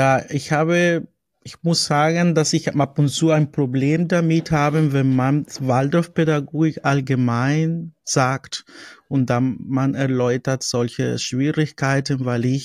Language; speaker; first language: German; non-native, fluent; Spanish